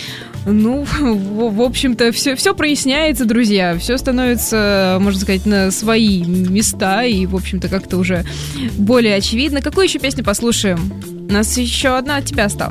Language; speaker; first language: Russian; native; Russian